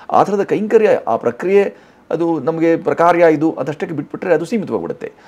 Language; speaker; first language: Kannada; non-native, local second language; Hindi